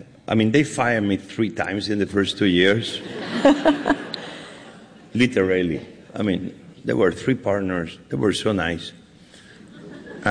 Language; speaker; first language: English; non-native, fluent; Spanish